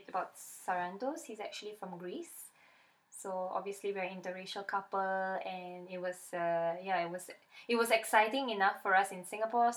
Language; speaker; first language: English; native; English